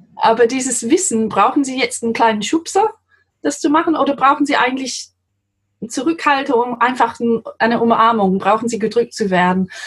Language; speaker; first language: German; non-native, fluent; English